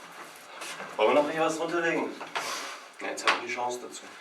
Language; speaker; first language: German; native; German